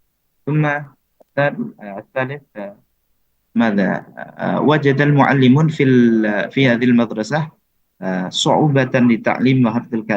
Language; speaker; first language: Arabic; non-native, fluent; Indonesian